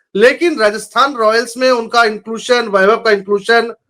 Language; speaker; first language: Hindi; non-native, local second language; Bangla